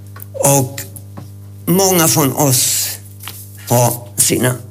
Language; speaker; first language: Swedish; non-native, fluent; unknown